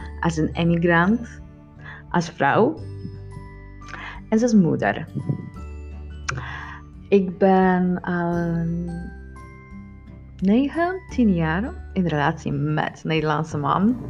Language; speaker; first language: Dutch; non-native, learner; Polish